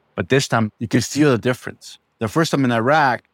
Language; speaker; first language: English; early bilingual, other home language; Spanish